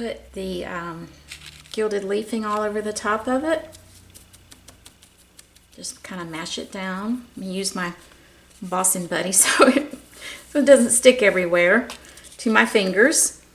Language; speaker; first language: English; native; English